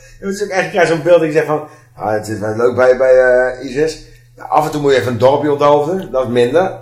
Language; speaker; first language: Dutch; native; Dutch